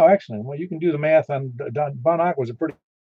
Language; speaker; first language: English; native; English